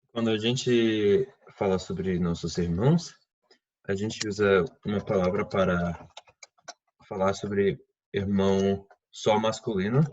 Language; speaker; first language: Portuguese; non-native, fluent; English